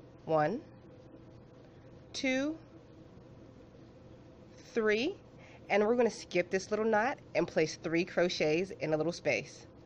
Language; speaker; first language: English; native; English